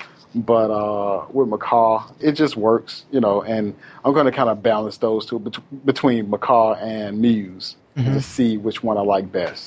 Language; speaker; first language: English; native; English